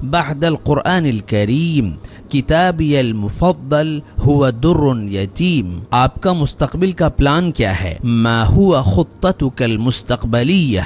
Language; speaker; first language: Urdu; native; Urdu